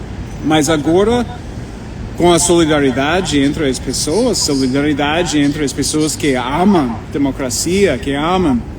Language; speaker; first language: Portuguese; non-native, fluent; English